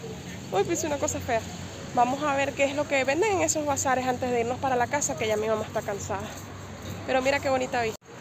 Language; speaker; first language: Spanish; native; Spanish